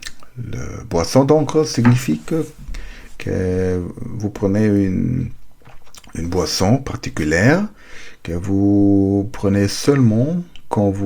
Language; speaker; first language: French; non-native, learner; German